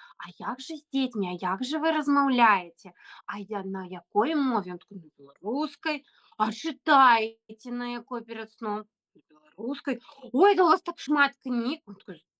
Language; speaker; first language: Belarusian; non-native, local second language; Russian